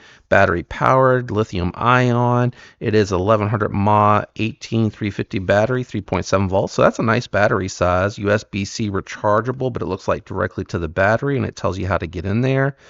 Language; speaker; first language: English; native; English